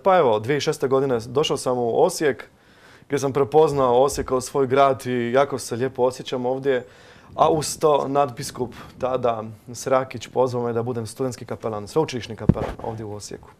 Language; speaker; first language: Croatian; non-native, fluent; Polish